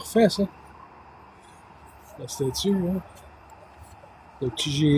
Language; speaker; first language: French; native; French